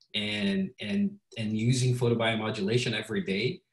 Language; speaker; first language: English; non-native, fluent; Portuguese